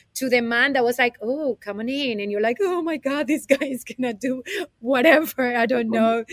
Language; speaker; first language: English; non-native, fluent; Spanish